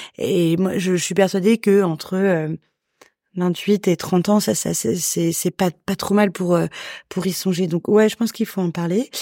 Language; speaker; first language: French; native; French